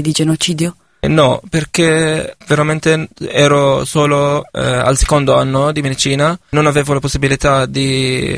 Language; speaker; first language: Italian; non-native, fluent; Arabic